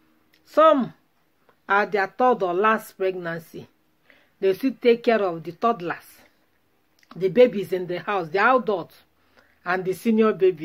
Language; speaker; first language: English; non-native, local second language; Igbo